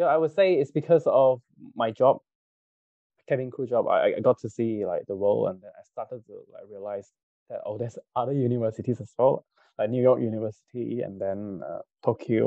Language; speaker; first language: English; non-native, local second language; Cantonese